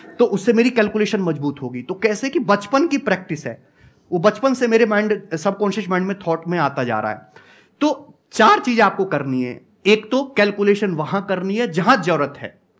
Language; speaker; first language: Hindi; native; Hindi